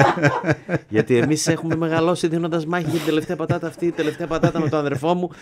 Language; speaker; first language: Greek; native; Greek